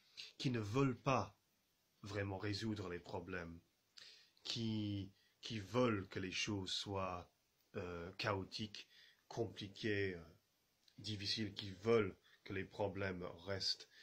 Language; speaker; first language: French; non-native, fluent; English